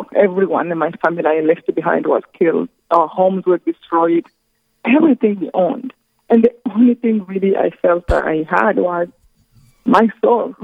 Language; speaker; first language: English; non-native, local second language; Kinyarwanda